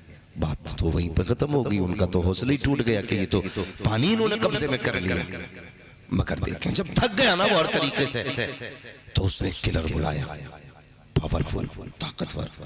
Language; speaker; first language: Hindi; native; Hindi